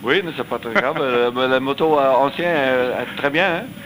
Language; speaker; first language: French; non-native, learner; Dutch